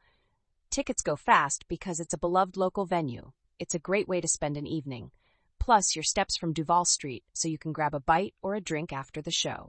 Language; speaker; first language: English; native; English